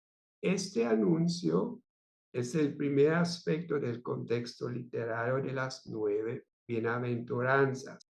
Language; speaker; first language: Spanish; non-native, fluent; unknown